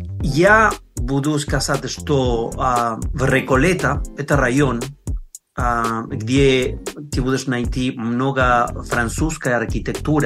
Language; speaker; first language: Russian; non-native, learner; Spanish